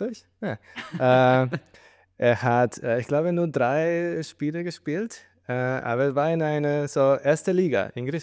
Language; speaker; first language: German; non-native, fluent; Spanish